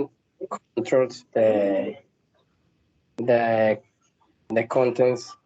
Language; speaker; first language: English; non-native, learner; Spanish